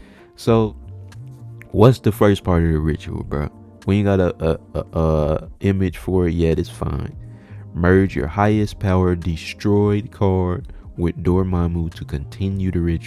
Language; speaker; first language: English; native; English